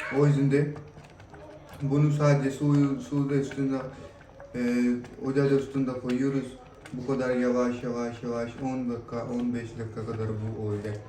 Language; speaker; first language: Turkish; non-native, learner; Urdu